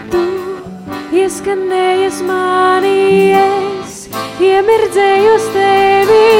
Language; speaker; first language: English; non-native, fluent; Latvian